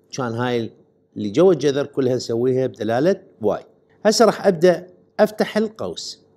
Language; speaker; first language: Arabic; native; Arabic